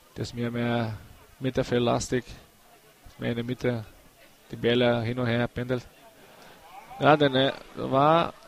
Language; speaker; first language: German; non-native, fluent; Portuguese